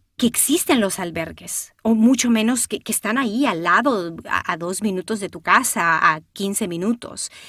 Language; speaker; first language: Spanish; early bilingual, heritage; Spanish